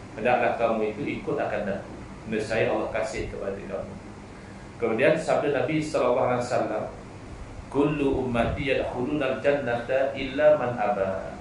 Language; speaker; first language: Malay; native; Malay